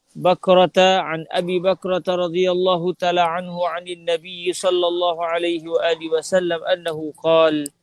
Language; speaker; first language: Arabic; non-native, fluent; Malay